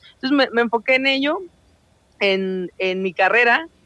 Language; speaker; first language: Spanish; native; Spanish